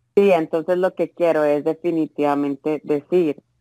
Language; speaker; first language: Spanish; native; Spanish